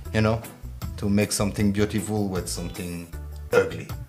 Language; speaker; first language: English; non-native, fluent; French